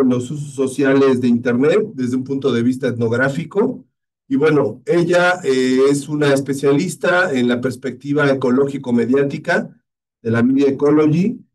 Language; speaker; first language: Spanish; native; Spanish